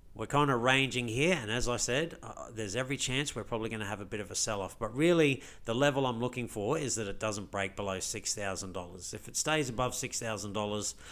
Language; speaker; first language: English; native; English